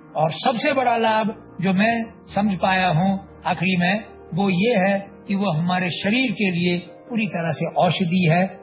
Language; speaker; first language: Hindi; native; Hindi